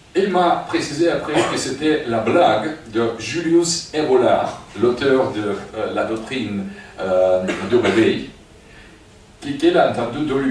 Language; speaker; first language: French; non-native, fluent; Russian